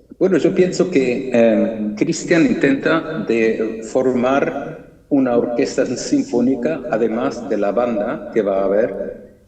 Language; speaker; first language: Spanish; early bilingual, heritage; German